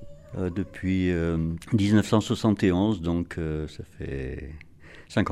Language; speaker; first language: French; native; French